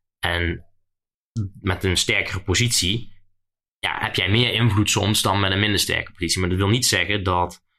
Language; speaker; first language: Dutch; native; Dutch